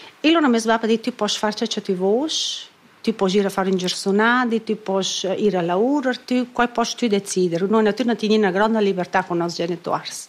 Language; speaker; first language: Italian; non-native, local second language; Romansh